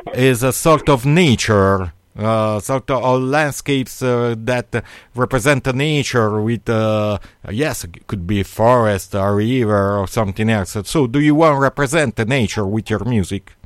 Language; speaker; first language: English; non-native, learner; Italian